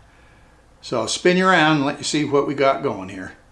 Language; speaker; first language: English; native; English